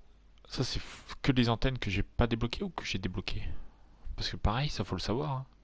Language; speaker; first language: French; native; French